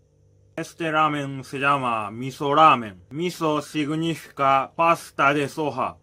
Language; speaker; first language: Spanish; non-native, learner; Japanese